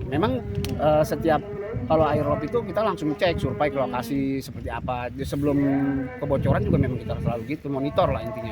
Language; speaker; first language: Indonesian; native; Indonesian